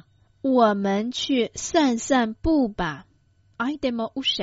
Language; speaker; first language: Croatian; non-native, fluent; Chinese